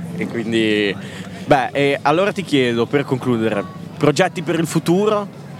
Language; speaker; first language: Italian; native; Italian